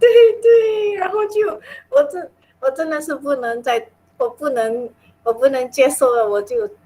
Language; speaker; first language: Chinese; non-native, local second language; Min Nan Chinese